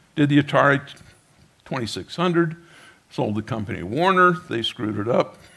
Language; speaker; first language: English; native; English